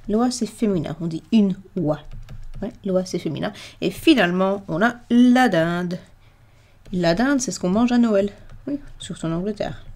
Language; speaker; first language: French; non-native, fluent; English